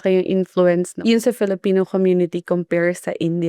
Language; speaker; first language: Filipino; early bilingual, other home language; Punjabi